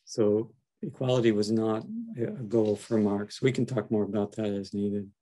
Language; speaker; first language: English; native; English